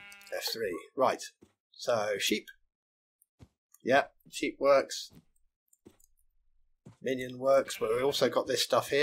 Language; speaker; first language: English; native; English